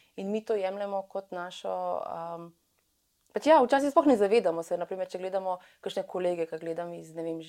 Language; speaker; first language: Slovenian; early bilingual, other home language; Bosnian